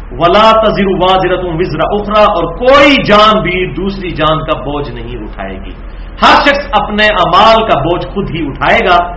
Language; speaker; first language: Urdu; non-native, local second language; Punjabi